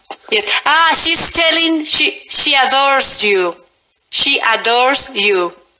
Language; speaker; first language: English; non-native, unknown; Spanish